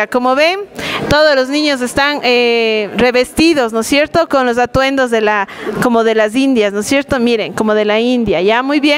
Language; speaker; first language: Spanish; native; Spanish